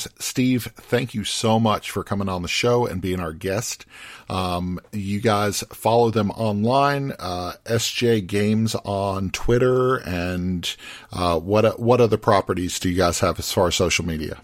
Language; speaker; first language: English; native; English